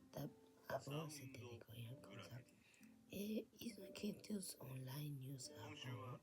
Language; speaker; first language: French; non-native, fluent; Japanese